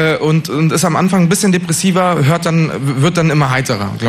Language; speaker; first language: German; native; German